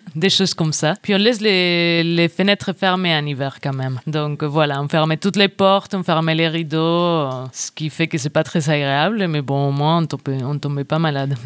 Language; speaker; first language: French; non-native, fluent; Spanish